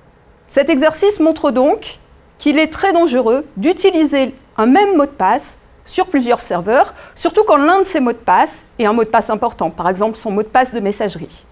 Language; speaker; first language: French; native; French